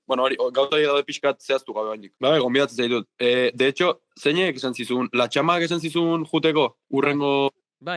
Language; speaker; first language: Basque; native; Basque